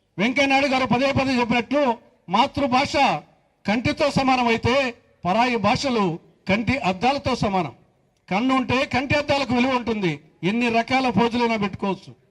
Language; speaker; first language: Telugu; native; Telugu